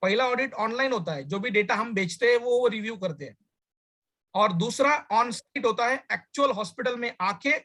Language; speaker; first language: Hindi; non-native, local second language; Marathi